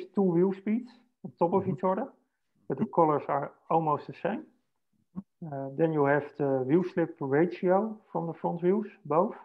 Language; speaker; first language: English; non-native, fluent; Dutch